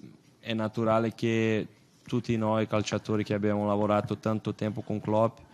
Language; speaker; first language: Italian; non-native, fluent; Portuguese